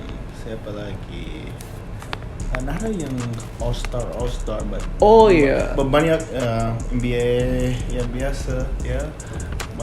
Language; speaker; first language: Indonesian; non-native, learner; English